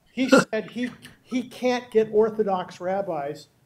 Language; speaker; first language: English; native; English